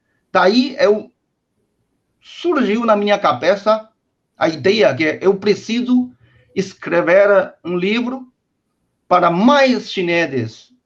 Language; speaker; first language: Portuguese; non-native, fluent; Chinese